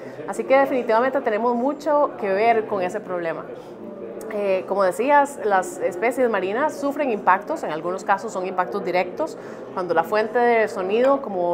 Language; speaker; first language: Spanish; native; Spanish